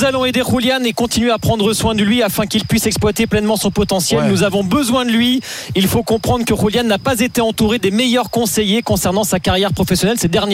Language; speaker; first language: French; native; French